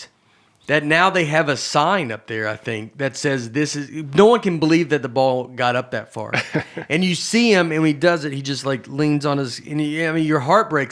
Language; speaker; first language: English; native; English